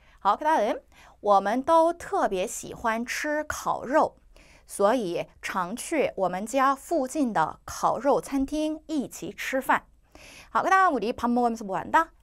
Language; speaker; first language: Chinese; non-native, fluent; Korean